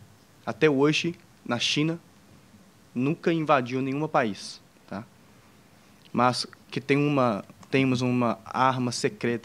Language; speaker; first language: Portuguese; non-native, fluent; Chinese